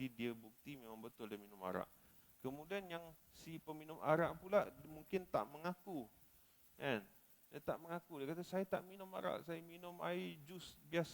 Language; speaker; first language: Malay; native; Malay